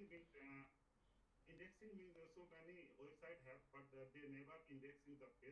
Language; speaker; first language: English; non-native, learner; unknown